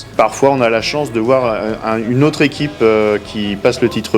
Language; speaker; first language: French; native; French